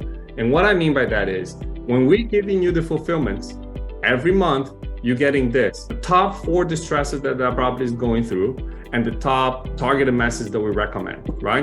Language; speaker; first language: English; non-native, fluent; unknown